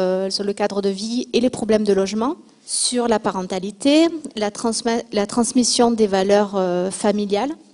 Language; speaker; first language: French; native; French